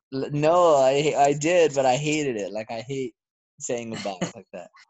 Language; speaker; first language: English; native; English